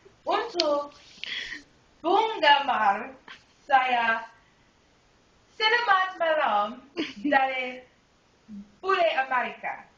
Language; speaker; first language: Indonesian; non-native, learner; English